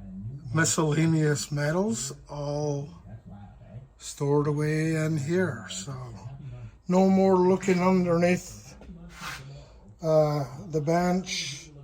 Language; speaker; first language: English; native; English